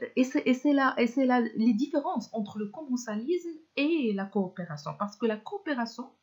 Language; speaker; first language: French; non-native, local second language; Arabic